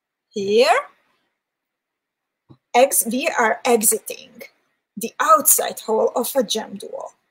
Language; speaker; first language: English; non-native, fluent; Hungarian